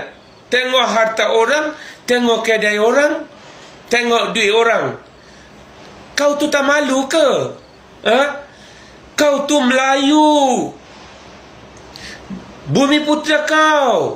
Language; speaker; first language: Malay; non-native, fluent; Bangla